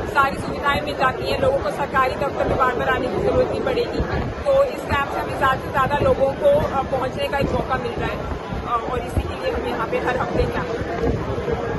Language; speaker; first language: Hindi; non-native, local second language; Punjabi